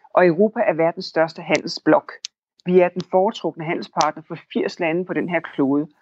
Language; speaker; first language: Danish; native; Danish